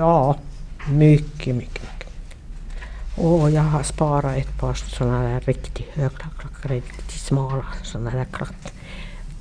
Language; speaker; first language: Swedish; non-native, learner; Finnish